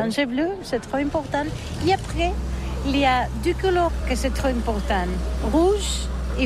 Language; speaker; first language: French; non-native, learner; Catalan